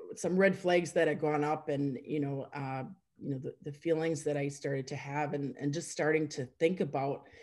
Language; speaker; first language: English; native; English